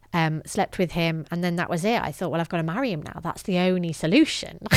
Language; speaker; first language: English; native; English